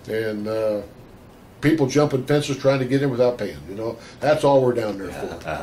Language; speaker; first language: English; native; English